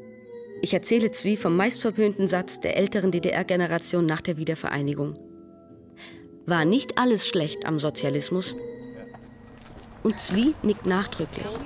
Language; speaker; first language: German; native; German